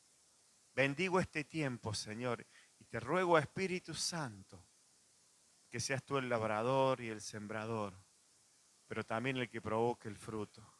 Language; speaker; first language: Spanish; native; Spanish